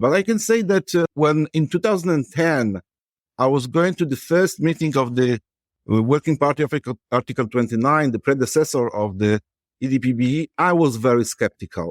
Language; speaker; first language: English; non-native, fluent; Polish